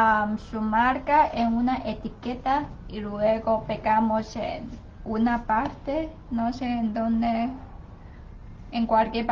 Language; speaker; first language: Spanish; non-native, learner; Chinese